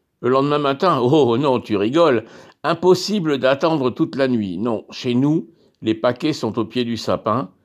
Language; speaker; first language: French; native; French